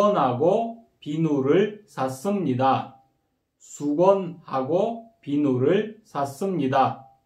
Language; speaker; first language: Korean; non-native, fluent; Kyrgyz